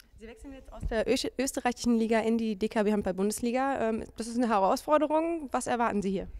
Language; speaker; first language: German; native; German